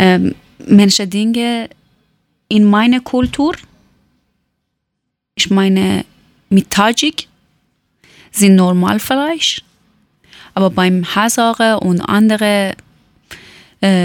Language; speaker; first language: German; non-native, learner; Persian